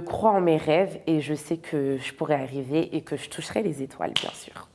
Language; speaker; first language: French; native; French